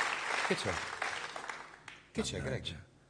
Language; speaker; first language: Italian; native; Italian